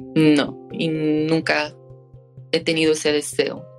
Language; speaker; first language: Spanish; early bilingual, heritage; Spanish